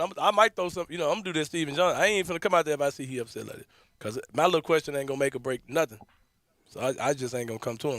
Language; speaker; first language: English; native; English